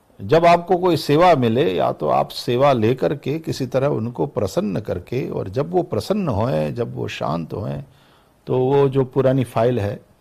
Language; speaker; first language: Hindi; non-native, local second language; Gujarati